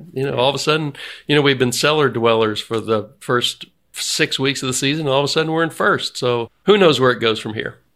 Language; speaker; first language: English; native; English